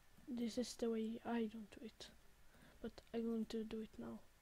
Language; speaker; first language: English; non-native, learner; Swedish